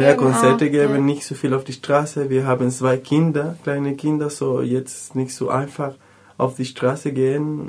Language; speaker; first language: German; non-native, learner; Spanish